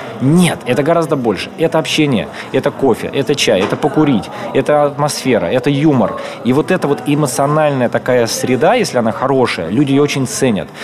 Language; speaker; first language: Russian; native; Russian